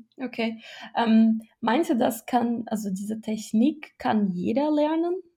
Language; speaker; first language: German; non-native, fluent; Portuguese